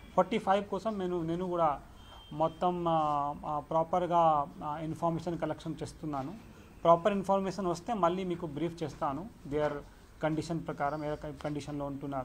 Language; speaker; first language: Telugu; non-native, local second language; Urdu